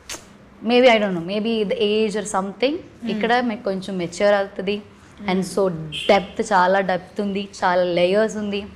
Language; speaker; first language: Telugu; non-native, learner; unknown